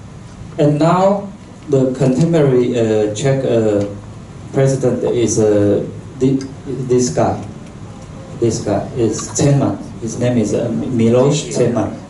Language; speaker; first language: English; non-native, local second language; Chinese